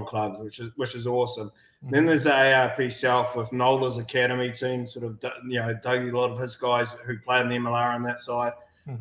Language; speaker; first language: English; native; English